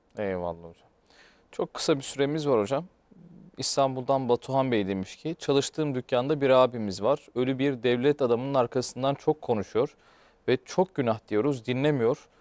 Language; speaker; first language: Turkish; native; Turkish